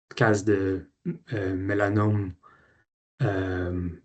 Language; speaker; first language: French; non-native, learner; Swedish